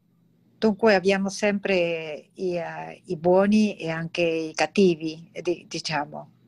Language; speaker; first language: Italian; non-native, learner; Spanish